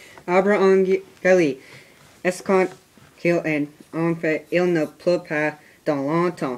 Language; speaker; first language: French; non-native, learner; English